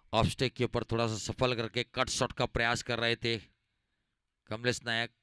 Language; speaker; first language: Hindi; non-native, local second language; Gujarati